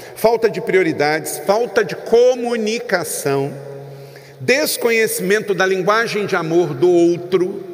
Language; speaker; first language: Portuguese; native; Portuguese